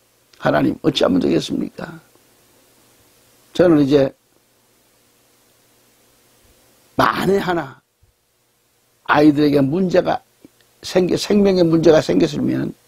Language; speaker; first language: Korean; native; Korean